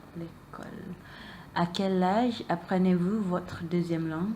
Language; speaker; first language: French; non-native, learner; Malay